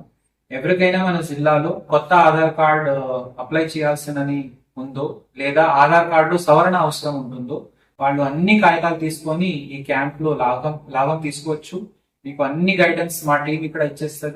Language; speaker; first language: Telugu; non-native, fluent; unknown